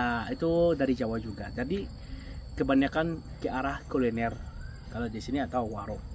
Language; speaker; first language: Indonesian; non-native, fluent; Arabic